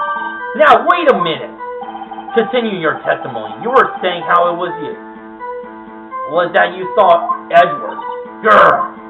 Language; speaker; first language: English; native; English